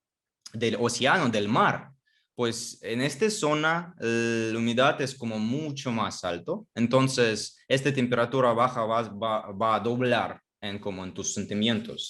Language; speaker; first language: Spanish; non-native, fluent; Russian